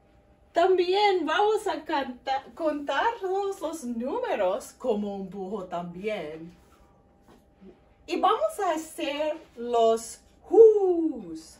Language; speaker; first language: Spanish; non-native, fluent; English